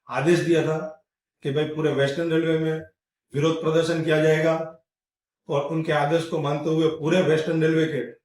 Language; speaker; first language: Hindi; non-native, local second language; Gujarati